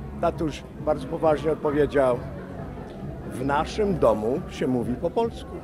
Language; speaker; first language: Polish; early bilingual, heritage; Polish